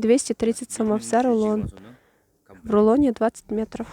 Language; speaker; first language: Russian; non-native, local second language; Kyrgyz